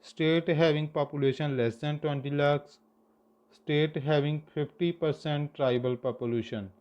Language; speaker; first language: English; non-native, local second language; Punjabi